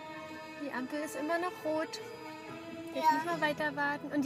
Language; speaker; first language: German; native; German